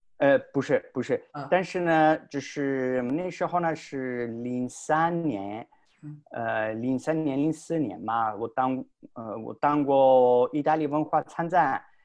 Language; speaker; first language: Chinese; non-native, fluent; Italian